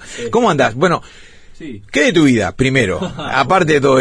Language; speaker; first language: Spanish; native; Spanish